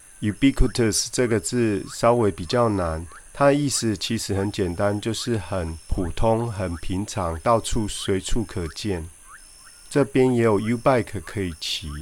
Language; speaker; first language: Chinese; native; Chinese